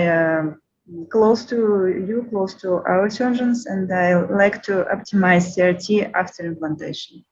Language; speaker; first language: English; non-native, learner; Russian